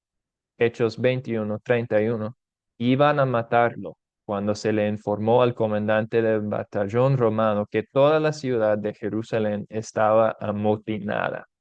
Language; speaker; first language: Spanish; non-native, fluent; English